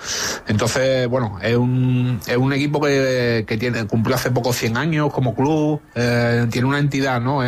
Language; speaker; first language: Spanish; native; Spanish